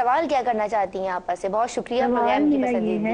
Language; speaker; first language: Urdu; native; Urdu